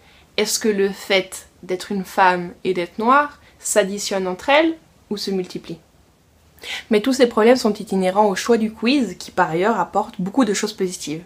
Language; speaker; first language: French; native; French